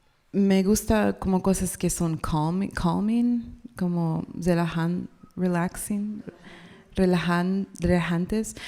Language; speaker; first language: Spanish; non-native, learner; English